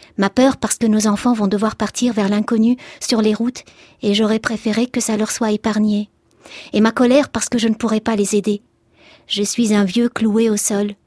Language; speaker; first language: French; early bilingual, other home language; Arabic